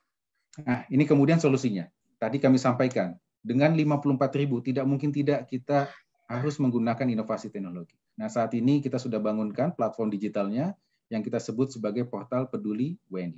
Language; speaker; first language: Indonesian; native; Indonesian